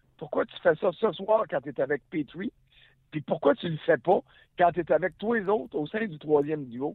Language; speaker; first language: French; native; French